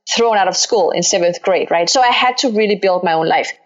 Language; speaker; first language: English; non-native, fluent; Danish